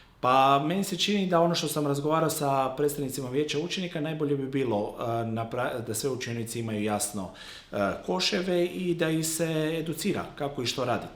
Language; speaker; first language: Croatian; native; Croatian